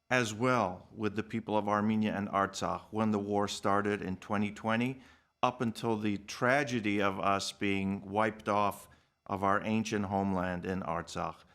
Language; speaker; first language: English; early bilingual, other home language; Armenian